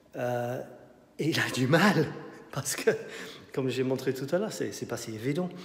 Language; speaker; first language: French; non-native, fluent; English